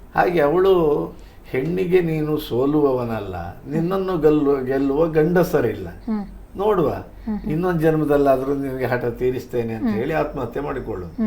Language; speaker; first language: Kannada; native; Kannada